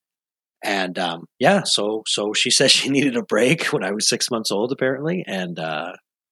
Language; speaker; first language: English; native; English